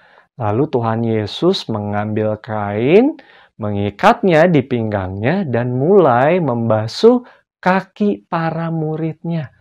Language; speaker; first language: Indonesian; native; Indonesian